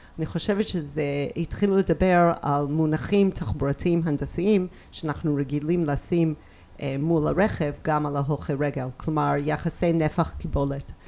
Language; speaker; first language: Hebrew; non-native, fluent; English